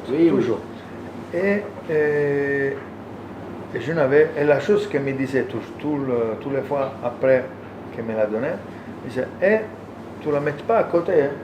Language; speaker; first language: French; non-native, learner; Italian